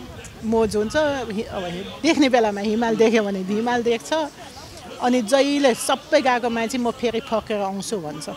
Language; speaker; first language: Nepali; early bilingual, other home language; German